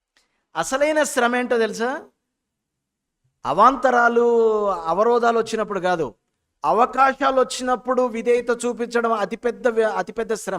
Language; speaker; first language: Telugu; native; Telugu